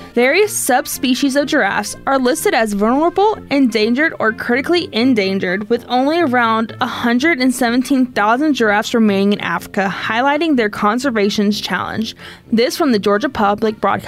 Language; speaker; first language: English; native; English